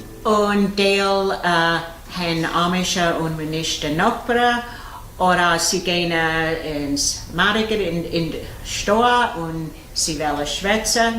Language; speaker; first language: German; early bilingual, heritage; Pennsylvania German